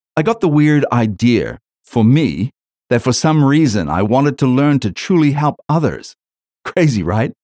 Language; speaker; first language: English; native; English